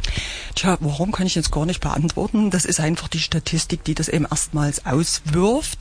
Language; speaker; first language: German; native; German